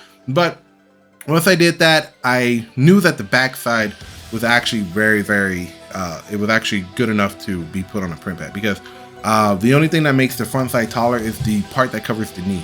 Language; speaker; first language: English; native; English